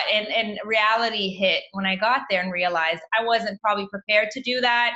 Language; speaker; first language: English; native; English